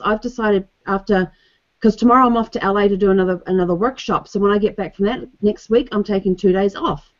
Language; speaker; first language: English; native; English